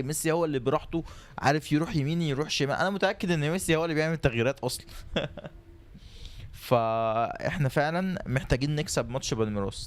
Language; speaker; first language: Arabic; native; Arabic